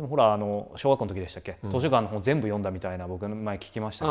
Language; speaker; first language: Japanese; native; Japanese